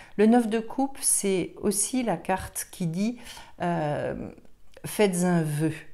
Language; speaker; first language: French; native; French